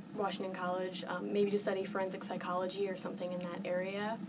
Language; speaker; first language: English; native; English